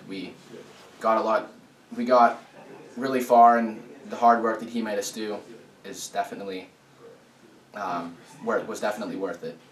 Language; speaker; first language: English; native; English